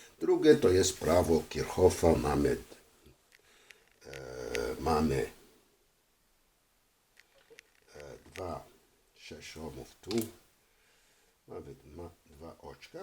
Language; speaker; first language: Polish; non-native, fluent; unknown